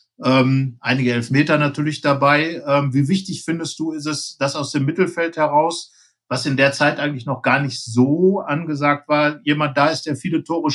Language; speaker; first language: German; native; German